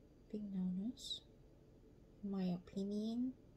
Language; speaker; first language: English; non-native, learner; Korean